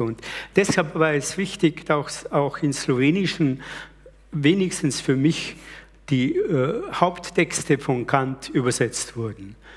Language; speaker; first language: German; early bilingual, other home language; Slovenian